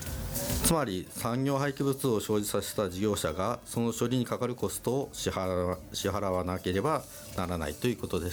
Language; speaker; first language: Japanese; native; Japanese